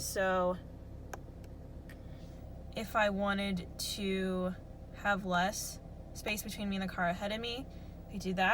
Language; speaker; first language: English; native; English